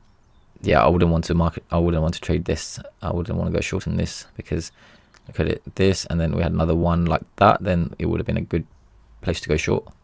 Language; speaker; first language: English; native; English